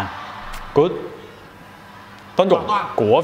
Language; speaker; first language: Vietnamese; non-native, learner; Korean